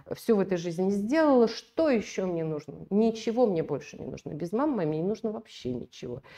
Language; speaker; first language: Russian; native; Russian